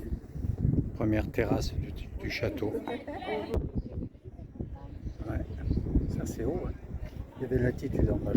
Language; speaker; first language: French; native; French